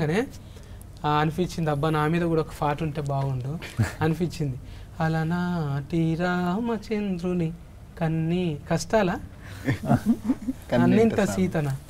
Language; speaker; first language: Telugu; native; Telugu